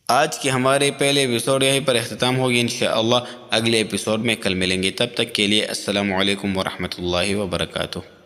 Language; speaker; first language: Urdu; non-native, local second language; Pashto